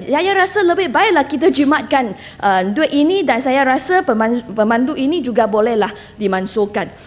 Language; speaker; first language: Malay; non-native, local second language; Chinese